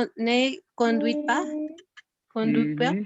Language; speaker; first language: French; non-native, learner; Spanish